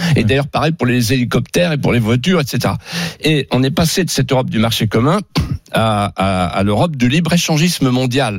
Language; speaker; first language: French; native; French